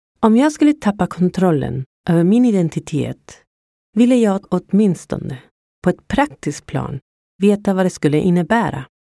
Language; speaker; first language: Swedish; non-native, fluent; Spanish